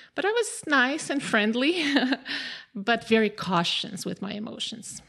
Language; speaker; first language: English; non-native, fluent; Portuguese